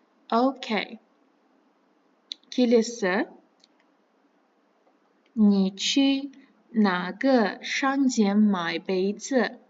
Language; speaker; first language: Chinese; non-native, fluent; Kazakh